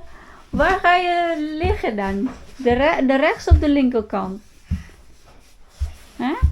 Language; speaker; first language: Dutch; non-native, learner; Filipino